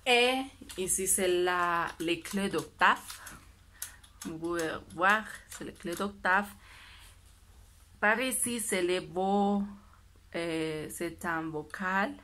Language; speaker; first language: French; non-native, learner; Spanish